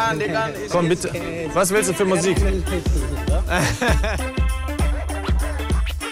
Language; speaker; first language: German; native; German